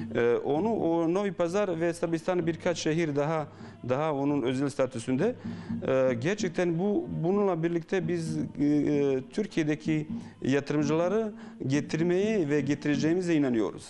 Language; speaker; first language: Turkish; non-native, fluent; Bosnian